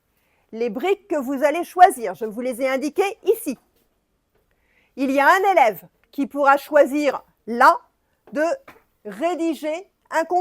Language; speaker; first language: French; native; French